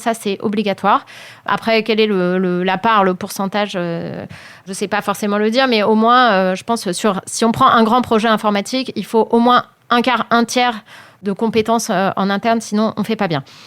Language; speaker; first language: French; native; French